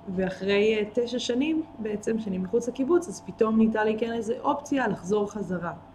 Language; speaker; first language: Hebrew; native; Hebrew